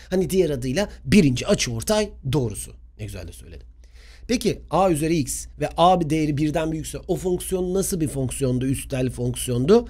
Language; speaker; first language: Turkish; native; Turkish